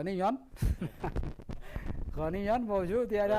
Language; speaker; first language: Arabic; non-native, fluent; Indonesian